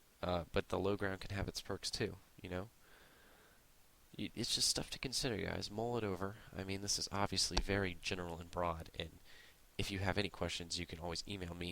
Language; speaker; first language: English; native; English